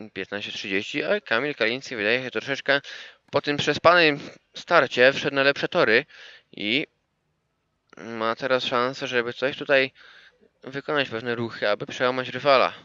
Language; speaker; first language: Polish; native; Polish